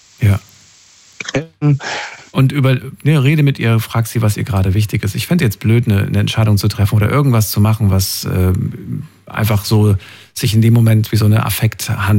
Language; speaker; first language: German; native; German